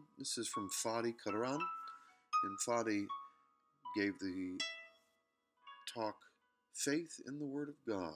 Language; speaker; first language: English; native; English